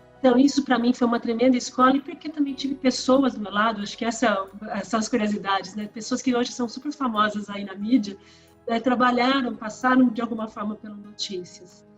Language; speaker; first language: Portuguese; early bilingual, other home language; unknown